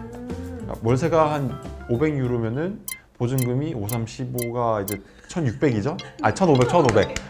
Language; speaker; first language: Korean; non-native, fluent; Finnish